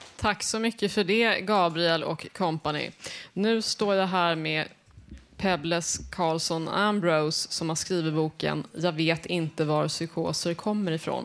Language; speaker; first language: Swedish; native; Swedish